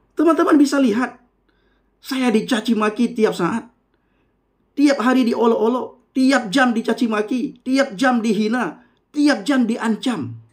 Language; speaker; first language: Indonesian; non-native, local second language; Achinese